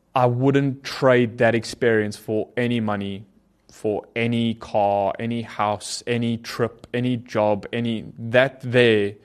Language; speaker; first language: English; native; English